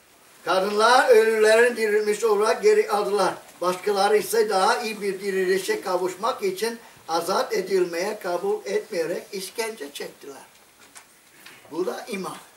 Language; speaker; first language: Turkish; non-native, fluent; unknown